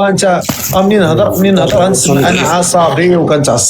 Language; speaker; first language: Arabic; native; Arabic